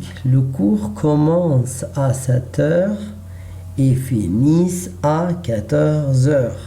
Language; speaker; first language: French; non-native, learner; Arabic